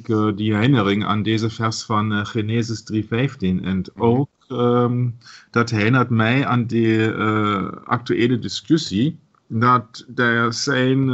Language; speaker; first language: Dutch; non-native, learner; German